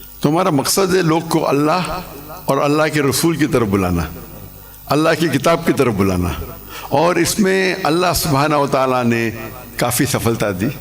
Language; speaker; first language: Urdu; non-native, local second language; English